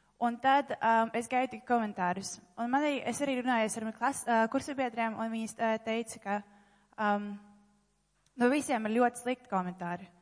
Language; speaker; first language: Latvian; non-native, local second language; Russian